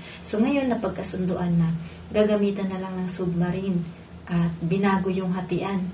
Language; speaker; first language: Filipino; non-native, local second language; Cebuano